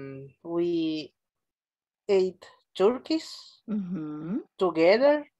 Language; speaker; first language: English; non-native, learner; Spanish